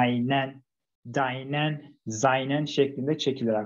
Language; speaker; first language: German; non-native, fluent; Turkish